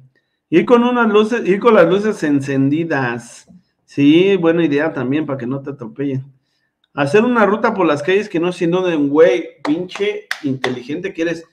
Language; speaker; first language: Spanish; native; Spanish